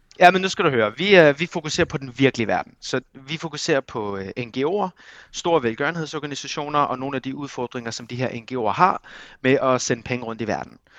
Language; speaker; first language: Danish; early bilingual, other home language; Armenian